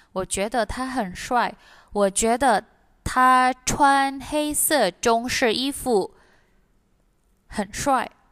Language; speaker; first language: Chinese; non-native, fluent; Indonesian